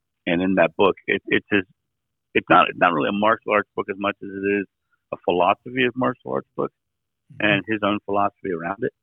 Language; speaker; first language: English; native; English